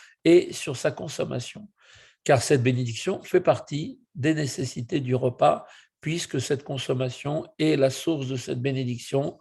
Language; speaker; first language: French; native; French